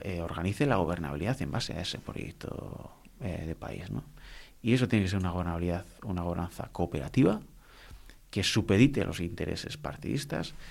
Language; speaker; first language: Spanish; non-native, local second language; Basque